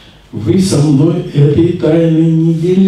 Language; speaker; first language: Czech; non-native, learner; Russian